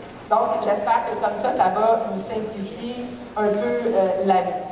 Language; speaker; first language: French; native; French